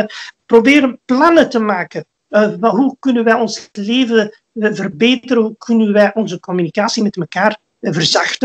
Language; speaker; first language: Dutch; early bilingual, other home language; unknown